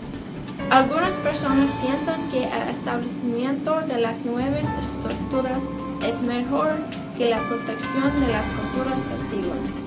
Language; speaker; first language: Spanish; non-native, learner; English